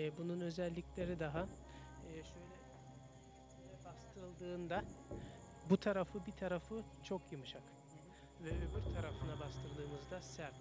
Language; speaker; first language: Turkish; early bilingual, heritage; Turkish